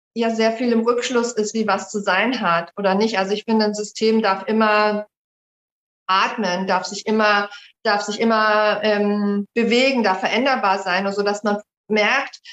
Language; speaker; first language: German; native; German